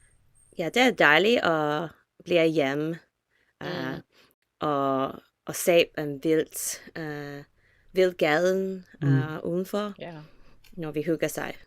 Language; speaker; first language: Danish; non-native, learner; English